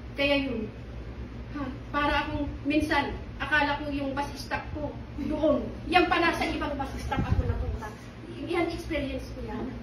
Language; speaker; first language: Filipino; non-native, local second language; Iloko